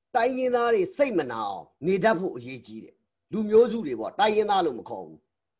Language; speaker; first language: Burmese; native; Burmese